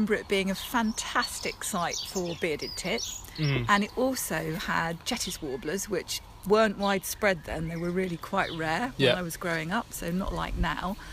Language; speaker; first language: English; native; English